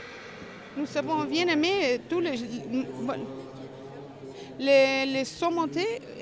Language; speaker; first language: French; non-native, learner; Spanish